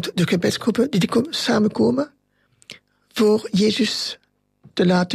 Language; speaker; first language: Dutch; non-native, local second language; French